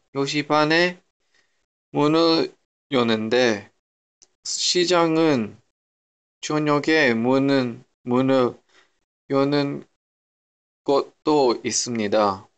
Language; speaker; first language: Korean; non-native, learner; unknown